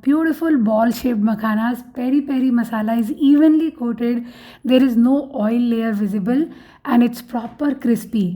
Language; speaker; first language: English; non-native, local second language; Hindi